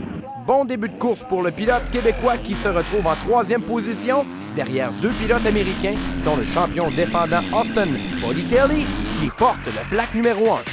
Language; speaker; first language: French; native; French